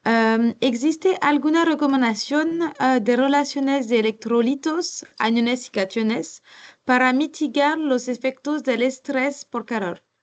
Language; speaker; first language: Spanish; non-native, learner; French